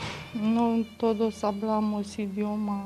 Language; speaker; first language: Spanish; non-native, learner; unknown